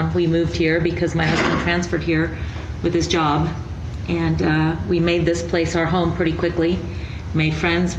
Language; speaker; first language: English; early bilingual, other home language; Spanish